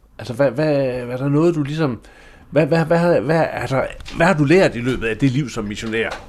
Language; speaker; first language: Danish; native; Danish